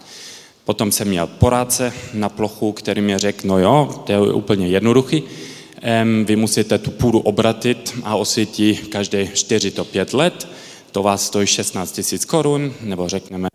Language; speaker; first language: Czech; early bilingual, heritage; Czech